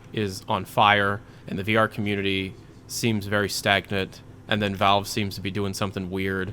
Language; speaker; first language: English; native; English